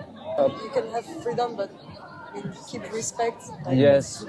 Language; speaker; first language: English; non-native, fluent; French